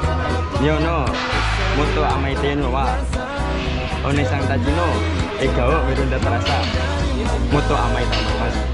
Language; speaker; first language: Japanese; non-native, learner; Indonesian